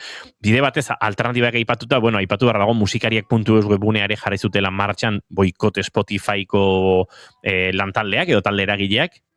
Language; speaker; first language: Basque; native; Basque